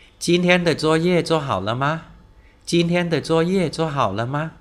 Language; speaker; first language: Chinese; non-native, fluent; Vietnamese